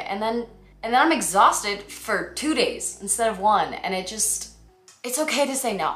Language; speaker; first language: English; native; English